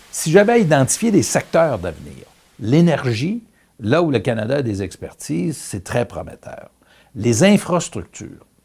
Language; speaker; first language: French; native; French